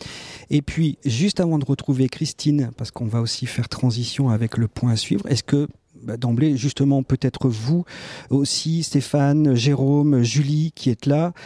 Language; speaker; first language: French; native; French